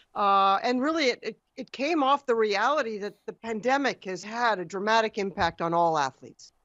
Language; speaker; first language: English; native; English